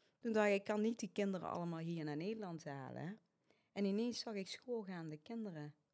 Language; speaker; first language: Dutch; early bilingual, other home language; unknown